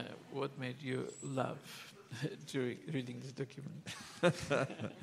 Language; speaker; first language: English; non-native, learner; Polish